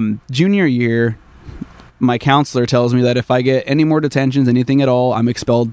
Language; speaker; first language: English; early bilingual, other home language; Spanish